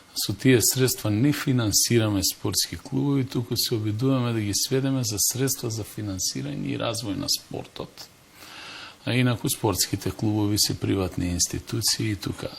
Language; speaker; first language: Macedonian; native; Macedonian